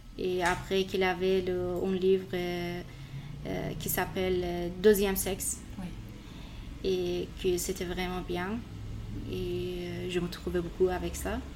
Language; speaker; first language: French; non-native, learner; Persian